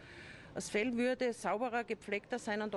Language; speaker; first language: German; native; German